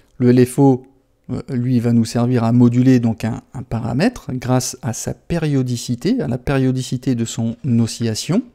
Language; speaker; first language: French; native; French